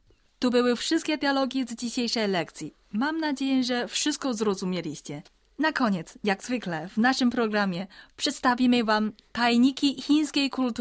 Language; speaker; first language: Polish; non-native, fluent; Chinese